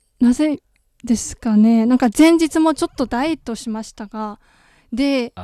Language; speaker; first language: Japanese; non-native, fluent; Chinese